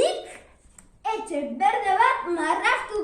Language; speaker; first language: Basque; non-native, learner; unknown